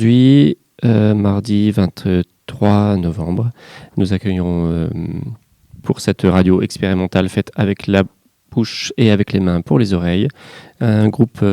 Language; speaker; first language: French; native; French